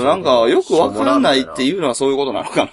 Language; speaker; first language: Japanese; native; Japanese